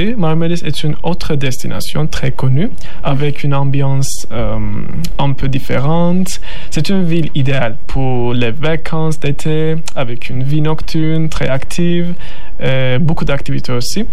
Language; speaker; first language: French; non-native, learner; Turkish